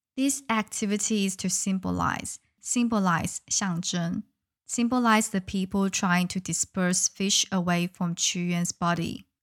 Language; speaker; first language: English; non-native, fluent; Chinese